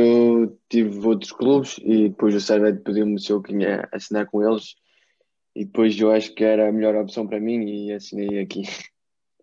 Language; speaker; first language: Portuguese; early bilingual, heritage; Portuguese